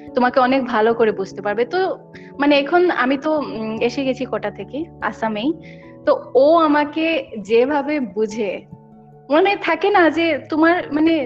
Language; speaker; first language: Bangla; non-native, local second language; Assamese